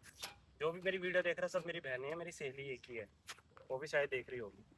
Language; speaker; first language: Hindi; non-native, local second language; Punjabi